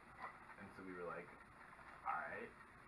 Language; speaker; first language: English; native; English